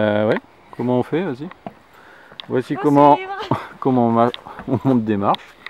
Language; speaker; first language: French; native; French